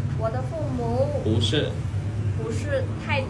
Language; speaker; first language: Chinese; non-native, learner; Khmer